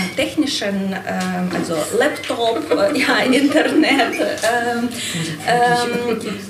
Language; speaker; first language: German; non-native, fluent; Ukrainian